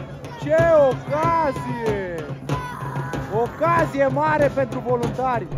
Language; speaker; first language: Romanian; native; Romanian